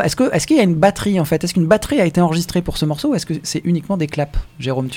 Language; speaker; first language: French; native; French